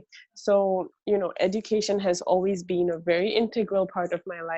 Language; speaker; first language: English; early bilingual, other home language; Bangla